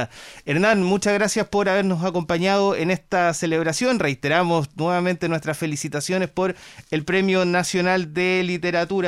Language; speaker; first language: Spanish; native; Spanish